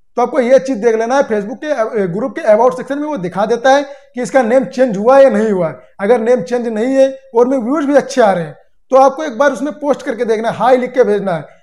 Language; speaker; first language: Hindi; native; Hindi